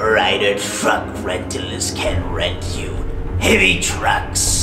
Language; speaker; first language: English; non-native, fluent; Ukrainian